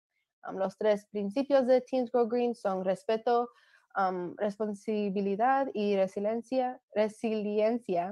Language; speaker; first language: Spanish; early bilingual, other home language; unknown